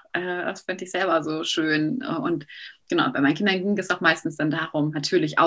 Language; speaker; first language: German; native; German